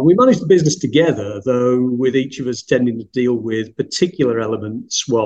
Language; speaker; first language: English; native; English